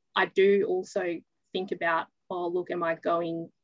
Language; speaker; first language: English; native; English